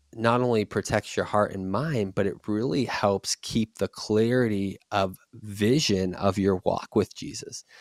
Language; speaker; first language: English; native; English